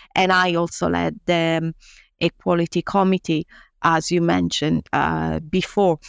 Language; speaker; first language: English; non-native, fluent; Italian